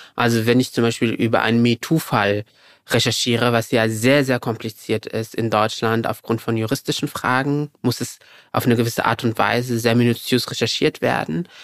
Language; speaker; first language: German; early bilingual, other home language; Arabic